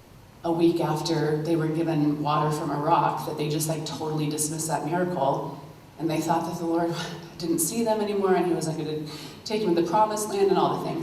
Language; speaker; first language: English; native; English